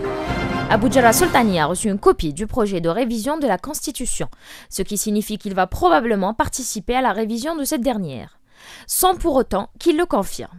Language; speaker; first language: French; non-native, local second language; Arabic